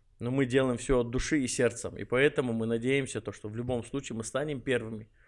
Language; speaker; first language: Russian; non-native, local second language; Chechen